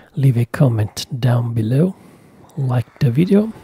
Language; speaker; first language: English; non-native, learner; Italian